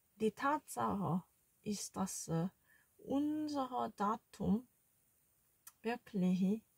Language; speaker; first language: German; non-native, learner; Korean